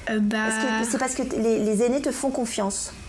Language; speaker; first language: French; native; French